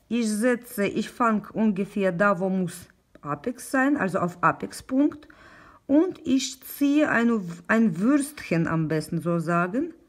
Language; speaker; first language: German; non-native, learner; Russian